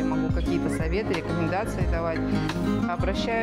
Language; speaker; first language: Russian; native; Russian